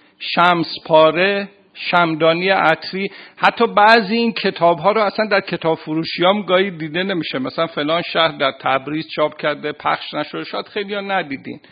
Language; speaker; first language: Persian; native; Persian